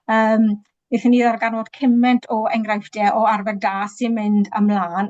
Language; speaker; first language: Welsh; native; Welsh